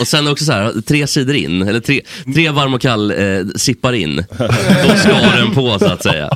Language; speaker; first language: Swedish; native; Swedish